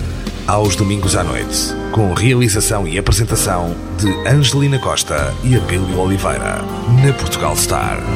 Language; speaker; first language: Portuguese; native; Portuguese